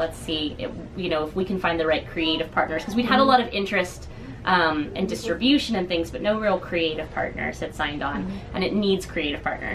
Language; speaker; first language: English; native; English